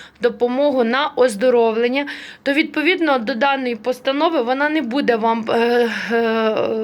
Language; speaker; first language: Ukrainian; native; Ukrainian